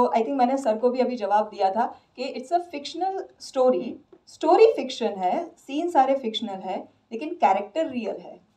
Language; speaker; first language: Hindi; non-native, local second language; Gujarati